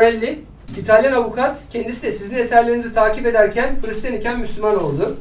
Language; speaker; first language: Turkish; native; Turkish